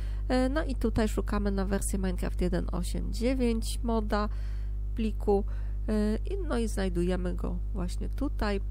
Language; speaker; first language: Polish; native; Polish